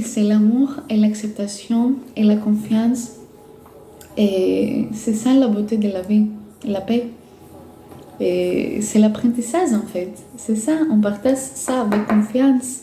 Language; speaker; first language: French; non-native, fluent; Greek